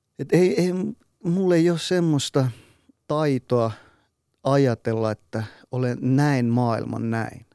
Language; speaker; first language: Finnish; early bilingual, other home language; Persian